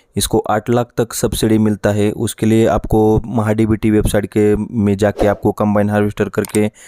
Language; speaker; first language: Hindi; non-native, local second language; Marathi